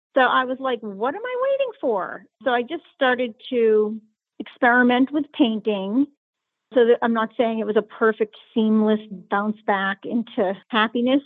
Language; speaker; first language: English; native; English